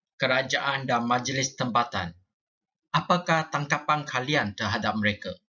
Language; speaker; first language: Malay; non-native, local second language; Chinese